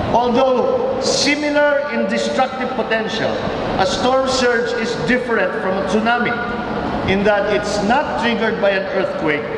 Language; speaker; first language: English; non-native, local second language; Filipino